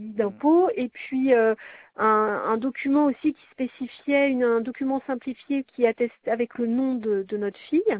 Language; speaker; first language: French; native; French